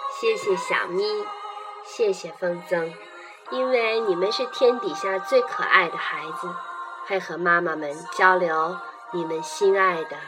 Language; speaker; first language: Chinese; native; Chinese